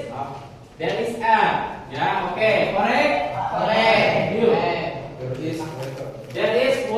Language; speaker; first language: English; non-native, learner; Indonesian